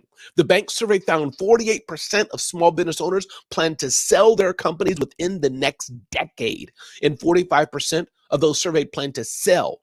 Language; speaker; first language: English; native; English